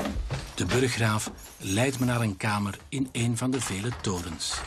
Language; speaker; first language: Dutch; native; Dutch